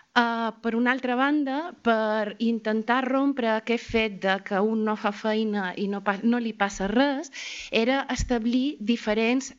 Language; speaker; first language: Catalan; native; Catalan